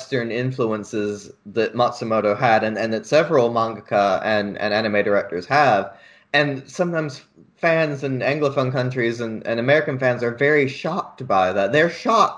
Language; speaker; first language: English; native; English